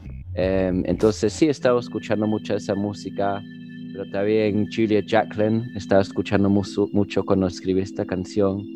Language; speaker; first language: Spanish; early bilingual, heritage; English